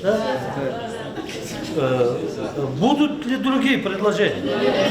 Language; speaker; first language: Russian; non-native, local second language; Lezghian